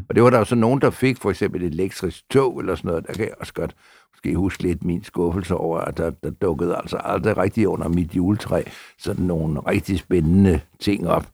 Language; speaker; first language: Danish; native; Danish